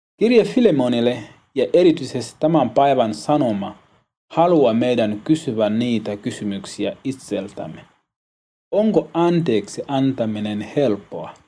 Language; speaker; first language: Finnish; non-native, learner; Swahili